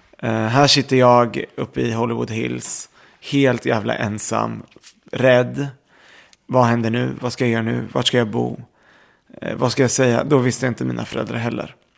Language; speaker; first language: Swedish; early bilingual, other home language; Arabic